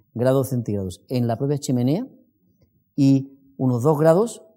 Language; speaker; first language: Spanish; native; Spanish